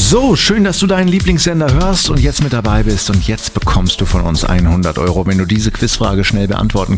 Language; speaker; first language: German; native; German